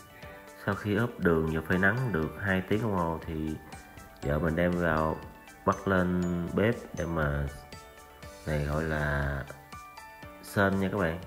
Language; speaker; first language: Vietnamese; native; Vietnamese